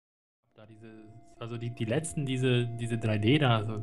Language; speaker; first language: German; native; German